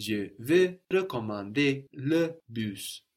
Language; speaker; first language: French; non-native, fluent; English